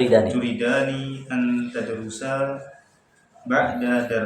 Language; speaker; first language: Arabic; non-native, learner; Indonesian